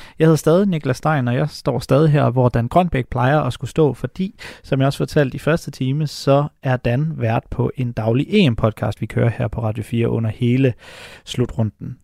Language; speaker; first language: Danish; native; Danish